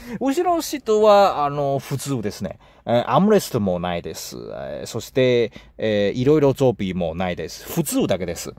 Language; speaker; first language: Japanese; non-native, learner; Chinese